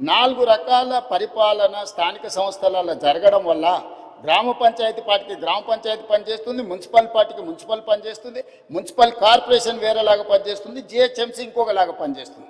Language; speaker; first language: Telugu; native; Telugu